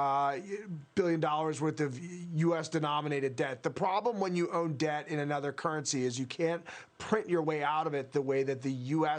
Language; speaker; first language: English; native; English